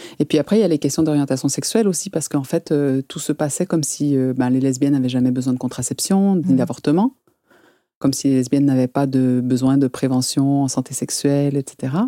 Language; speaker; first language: French; native; French